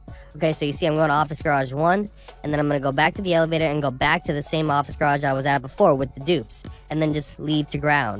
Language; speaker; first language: English; native; English